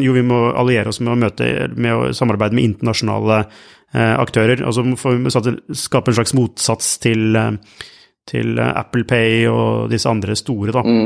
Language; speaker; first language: Norwegian; native; Norwegian